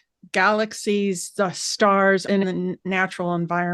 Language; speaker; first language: English; native; English